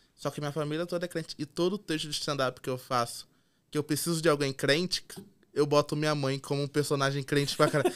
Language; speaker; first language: Portuguese; native; Portuguese